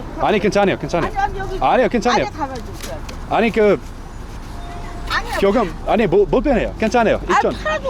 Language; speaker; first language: Korean; non-native, learner; Dutch